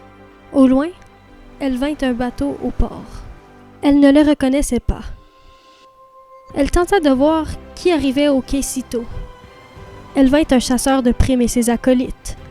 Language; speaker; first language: French; native; French